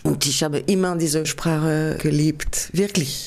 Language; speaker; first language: German; non-native, fluent; French